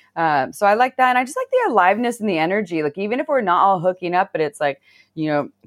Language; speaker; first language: English; native; English